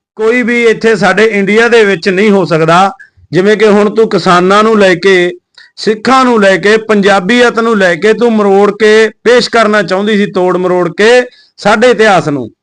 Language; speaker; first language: Punjabi; native; Punjabi